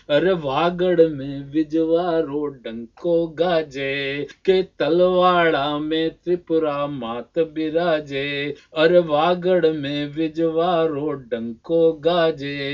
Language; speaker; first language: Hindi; non-native, local second language; Rajasthani